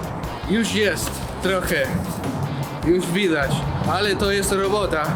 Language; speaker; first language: Polish; non-native, learner; Spanish